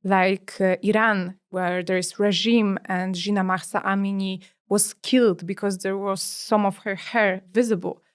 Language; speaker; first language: English; non-native, fluent; Polish